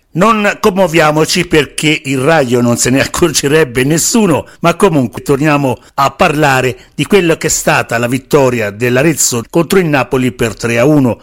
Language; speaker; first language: Italian; native; Italian